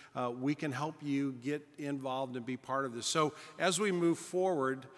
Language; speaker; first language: English; native; English